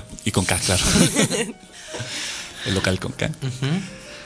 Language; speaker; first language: Spanish; native; Spanish